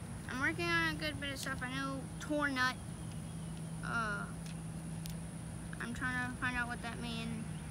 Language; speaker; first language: English; native; English